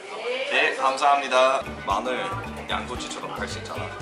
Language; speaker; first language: Korean; non-native, fluent; English